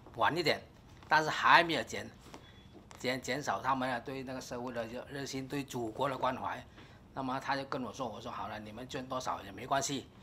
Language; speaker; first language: Chinese; early bilingual, heritage; Chinese